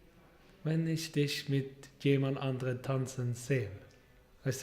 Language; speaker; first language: German; non-native, learner; Swedish